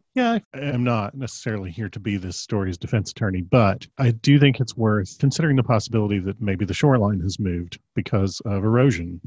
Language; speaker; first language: English; native; English